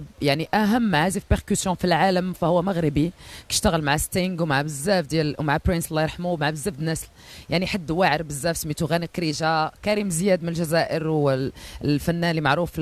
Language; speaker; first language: Arabic; native; Arabic